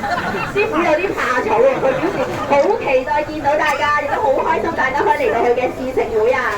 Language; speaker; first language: Cantonese; native; Cantonese